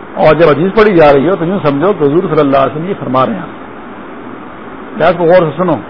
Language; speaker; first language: Urdu; non-native, local second language; Pashto